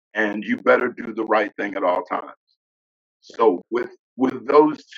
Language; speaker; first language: English; native; English